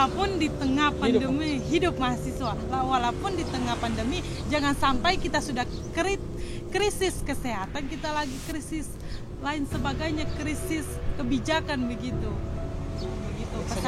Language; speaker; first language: Indonesian; native; Indonesian